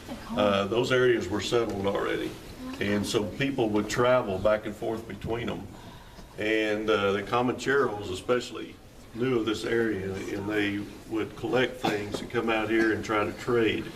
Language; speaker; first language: English; native; English